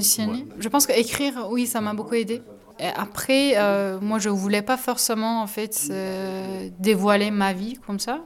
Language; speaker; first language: French; non-native, fluent; Turkish